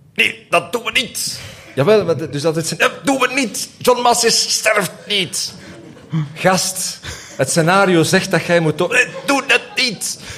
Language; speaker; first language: Dutch; native; Dutch